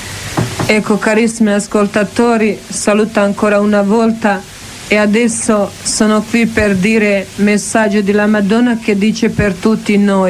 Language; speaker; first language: Italian; non-native, learner; Croatian